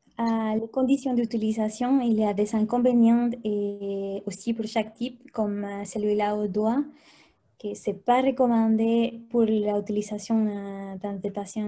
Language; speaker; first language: French; non-native, fluent; Spanish